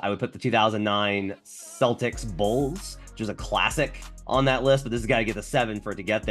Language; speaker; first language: English; native; English